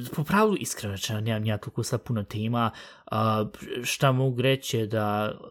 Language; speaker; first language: Bosnian; early bilingual, heritage; Bosnian